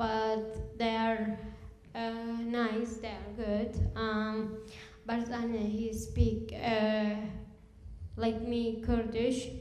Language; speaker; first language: English; non-native, learner; Kurdish